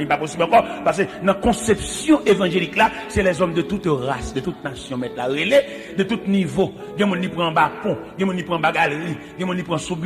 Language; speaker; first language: French; non-native, local second language; Haitian Creole